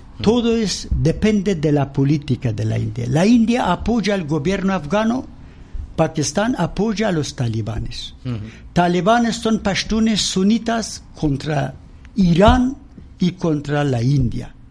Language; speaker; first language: Spanish; non-native, learner; Persian